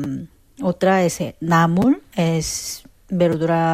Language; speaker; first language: Spanish; non-native, fluent; Korean